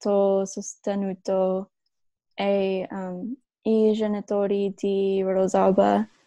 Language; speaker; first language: Italian; non-native, learner; English